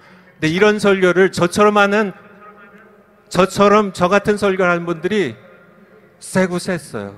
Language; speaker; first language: Korean; native; Korean